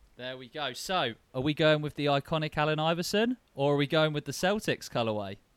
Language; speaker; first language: English; native; English